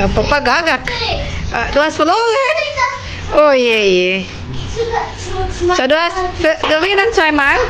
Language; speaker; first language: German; non-native, learner; Indonesian